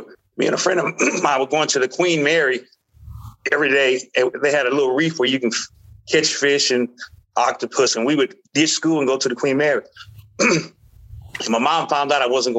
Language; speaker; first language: English; native; English